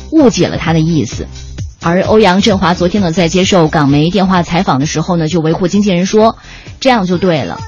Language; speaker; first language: Chinese; native; Chinese